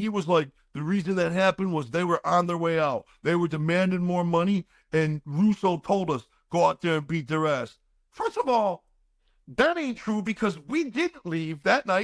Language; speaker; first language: English; native; English